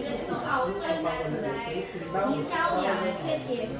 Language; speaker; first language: Chinese; non-native, learner; Filipino